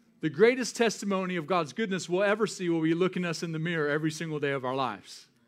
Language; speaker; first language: English; native; English